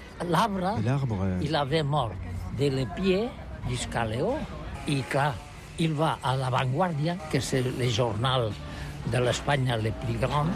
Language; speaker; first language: French; non-native, learner; Catalan